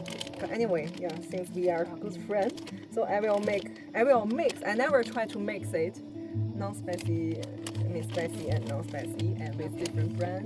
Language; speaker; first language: English; non-native, fluent; Chinese